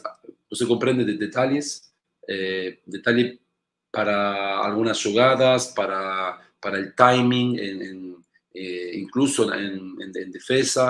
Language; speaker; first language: Portuguese; non-native, learner; Spanish